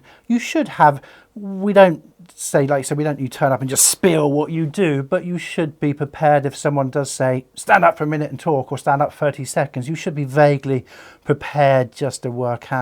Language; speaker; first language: English; native; English